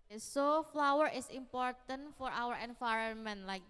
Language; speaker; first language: English; non-native, learner; Indonesian